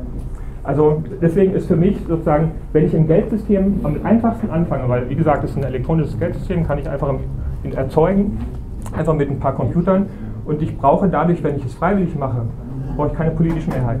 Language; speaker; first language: German; native; German